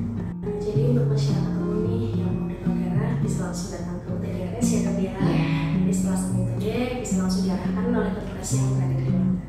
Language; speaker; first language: Indonesian; native; Indonesian